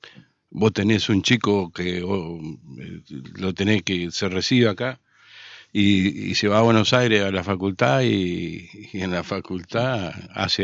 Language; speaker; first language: Spanish; native; Spanish